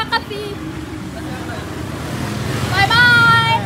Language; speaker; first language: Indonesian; non-native, learner; Korean